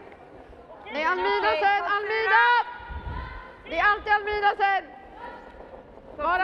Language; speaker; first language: Swedish; native; Swedish